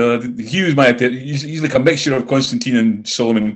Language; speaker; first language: English; native; English